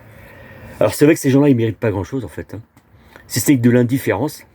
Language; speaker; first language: French; native; French